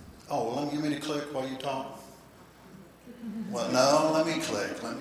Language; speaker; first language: English; native; English